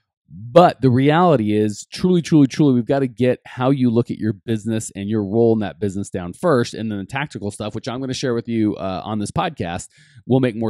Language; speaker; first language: English; native; English